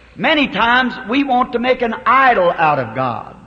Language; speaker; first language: English; native; English